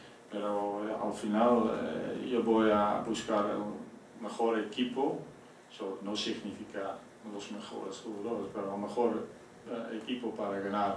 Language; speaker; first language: Spanish; non-native, fluent; Dutch